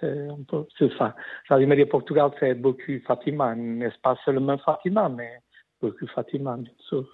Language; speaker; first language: French; non-native, learner; Portuguese